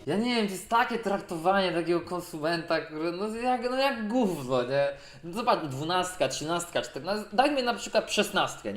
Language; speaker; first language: Polish; native; Polish